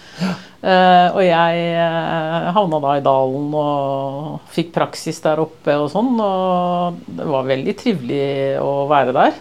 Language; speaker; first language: Norwegian; native; Norwegian